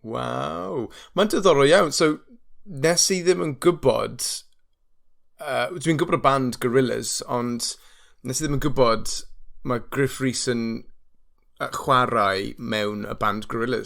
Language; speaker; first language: Welsh; non-native, fluent; English